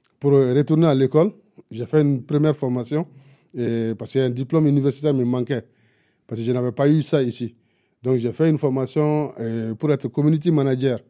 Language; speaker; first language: French; non-native, local second language; Bambara